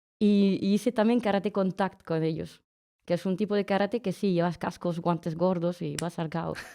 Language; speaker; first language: Spanish; non-native, fluent; French